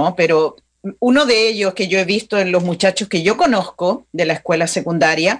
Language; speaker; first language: Spanish; native; Spanish